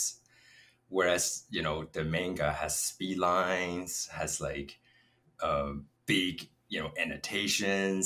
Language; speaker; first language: English; non-native, fluent; Chinese